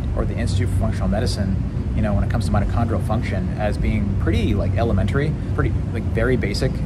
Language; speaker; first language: English; native; English